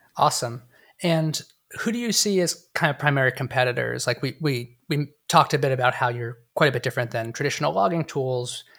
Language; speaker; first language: English; native; English